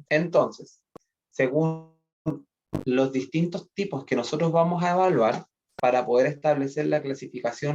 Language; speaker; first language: Spanish; native; Spanish